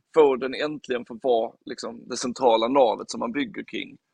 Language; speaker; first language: Swedish; native; Swedish